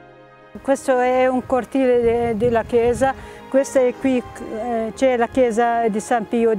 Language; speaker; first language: Italian; non-native, fluent; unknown